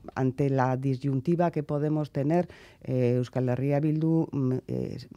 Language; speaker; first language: Spanish; native; Spanish